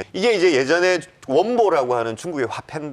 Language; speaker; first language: Korean; native; Korean